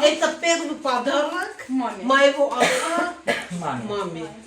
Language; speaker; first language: Russian; non-native, local second language; Armenian